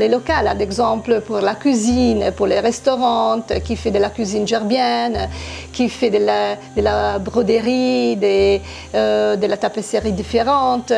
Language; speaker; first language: French; non-native, fluent; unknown